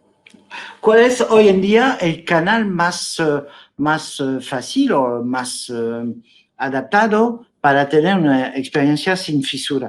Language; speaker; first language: Spanish; non-native, fluent; French